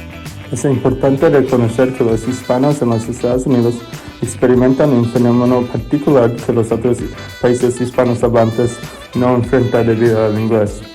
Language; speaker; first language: Spanish; non-native, learner; English